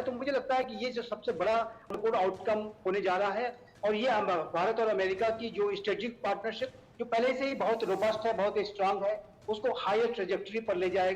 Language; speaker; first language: Hindi; native; Hindi